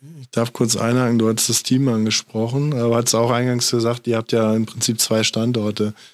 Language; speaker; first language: German; native; German